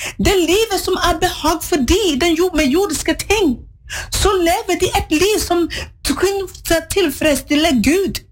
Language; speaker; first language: Norwegian; non-native, fluent; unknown